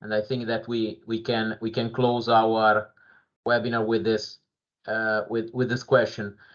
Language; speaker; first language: English; non-native, fluent; Italian